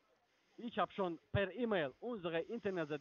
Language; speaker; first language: German; non-native, learner; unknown